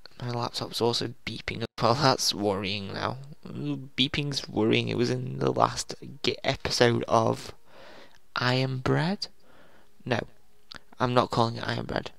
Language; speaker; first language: English; native; English